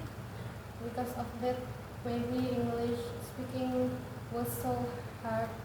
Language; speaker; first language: English; non-native, learner; Indonesian